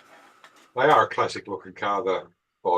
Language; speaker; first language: English; native; English